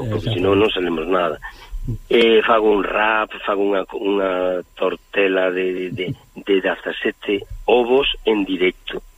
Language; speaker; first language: Galician; native; Galician